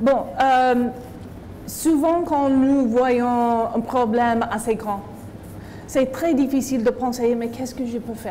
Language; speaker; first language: French; non-native, fluent; English